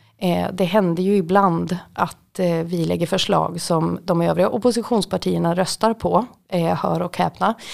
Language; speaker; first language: Swedish; native; Swedish